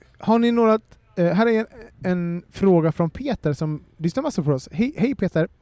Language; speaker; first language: Swedish; native; Swedish